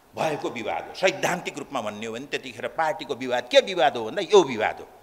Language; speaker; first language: Nepali; native; Nepali